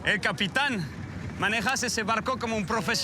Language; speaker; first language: Spanish; non-native, learner; French